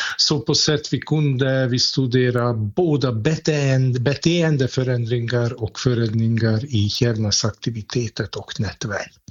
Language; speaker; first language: Swedish; non-native, fluent; Hungarian